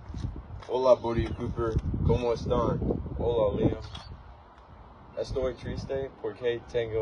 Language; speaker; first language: Spanish; non-native, learner; English